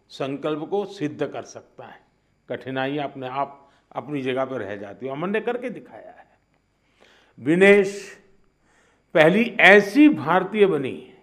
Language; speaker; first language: Hindi; non-native, local second language; Gujarati